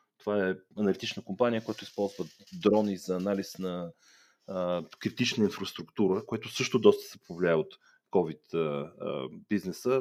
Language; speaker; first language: Bulgarian; native; Bulgarian